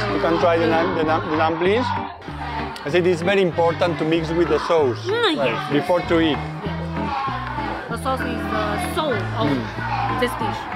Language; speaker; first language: English; non-native, learner; Spanish